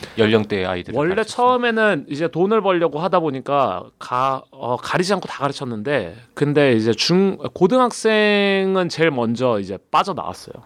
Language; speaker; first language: Korean; early bilingual, heritage; Korean